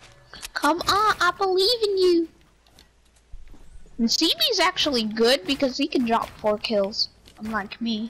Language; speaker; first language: English; native; English